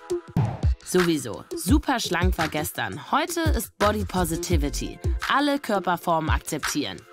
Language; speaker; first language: German; native; German